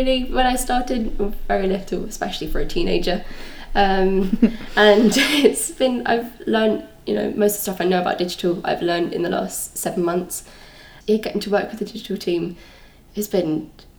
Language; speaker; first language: English; native; English